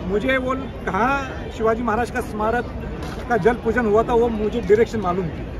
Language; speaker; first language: Hindi; non-native, local second language; Marathi